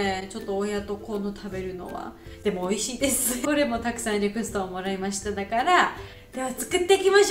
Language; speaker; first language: Japanese; non-native, learner; Georgian